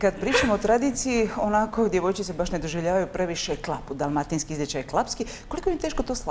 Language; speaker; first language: Croatian; native; Croatian